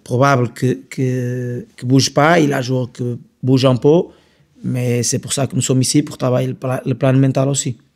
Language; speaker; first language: French; non-native, fluent; Portuguese